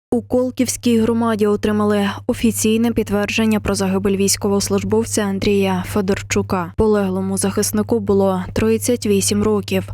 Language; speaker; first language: Ukrainian; native; Ukrainian